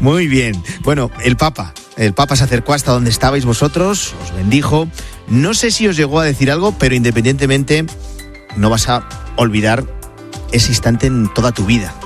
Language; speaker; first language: Spanish; native; Spanish